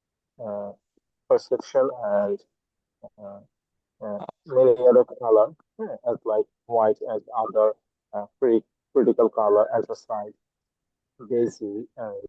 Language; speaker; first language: English; non-native, learner; Bangla